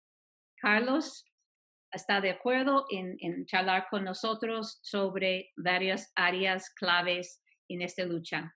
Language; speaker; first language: Spanish; non-native, fluent; English